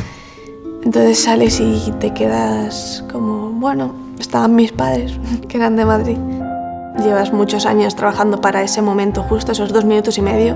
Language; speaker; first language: Spanish; native; Spanish